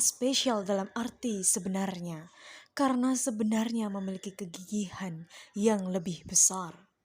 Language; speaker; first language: Indonesian; native; Indonesian